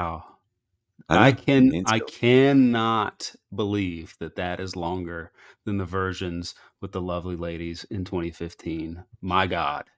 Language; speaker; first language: English; native; English